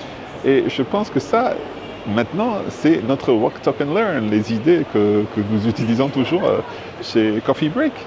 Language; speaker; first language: French; non-native, fluent; English